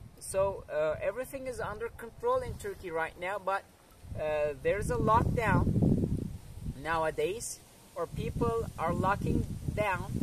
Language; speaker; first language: English; non-native, learner; Turkish